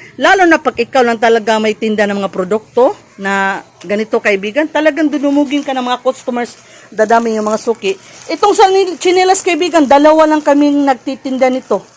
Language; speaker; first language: Filipino; non-native, local second language; Cebuano